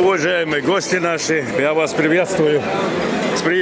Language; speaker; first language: Russian; non-native, local second language; Chechen